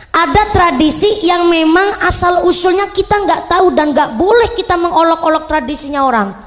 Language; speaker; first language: Indonesian; non-native, local second language; Javanese